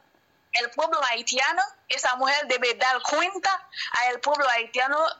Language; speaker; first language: Spanish; non-native, learner; Haitian Creole